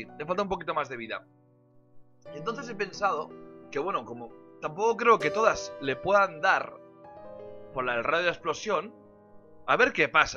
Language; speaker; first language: Spanish; native; Spanish